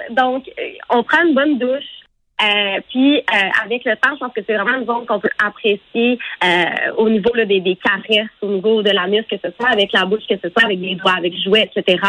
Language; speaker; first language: French; native; French